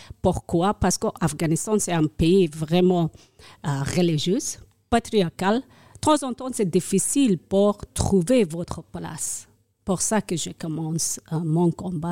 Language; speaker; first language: French; non-native, learner; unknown